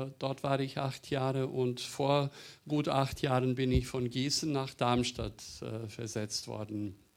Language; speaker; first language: German; non-native, fluent; Serbian